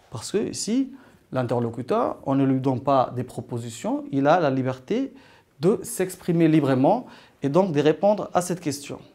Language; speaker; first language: French; non-native, local second language; Arabic